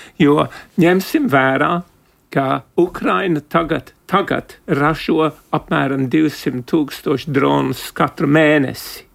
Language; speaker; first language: Latvian; early bilingual, heritage; Latvian